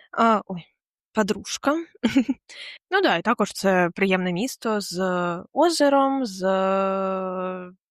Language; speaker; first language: Ukrainian; non-native, local second language; Russian